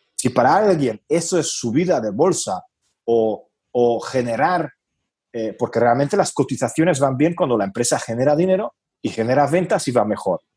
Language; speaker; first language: Spanish; non-native, fluent; Hungarian